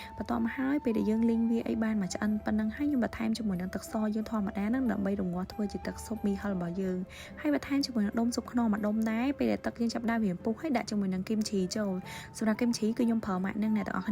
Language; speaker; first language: Khmer; native; Khmer